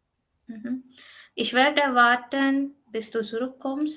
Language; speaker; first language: German; non-native, learner; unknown